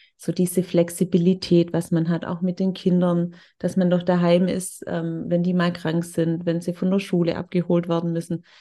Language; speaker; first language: German; native; German